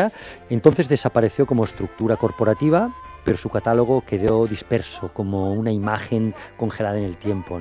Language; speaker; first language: Spanish; native; Spanish